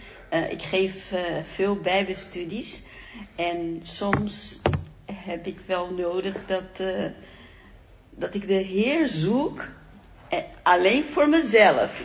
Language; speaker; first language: Dutch; non-native, fluent; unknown